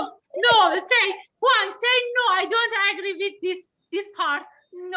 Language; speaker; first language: English; non-native, learner; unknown